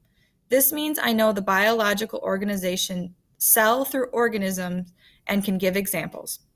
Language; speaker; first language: English; native; English